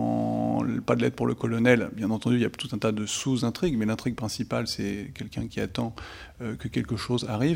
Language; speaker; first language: French; native; French